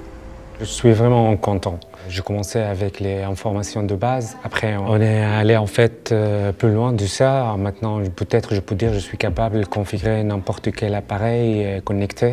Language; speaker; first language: French; non-native, learner; Arabic